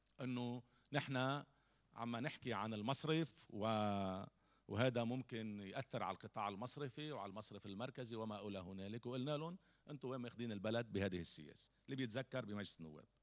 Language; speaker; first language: Arabic; native; Arabic